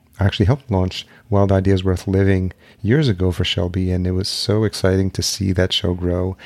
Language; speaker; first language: English; early bilingual, other home language; Spanish